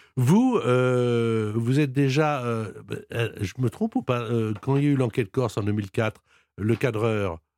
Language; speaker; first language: French; native; French